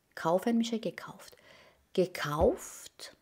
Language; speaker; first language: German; non-native, fluent; Persian